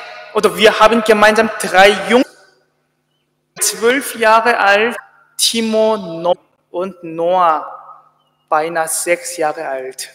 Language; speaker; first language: German; non-native, fluent; Korean